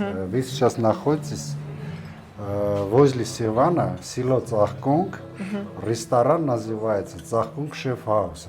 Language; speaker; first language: Russian; non-native, local second language; Armenian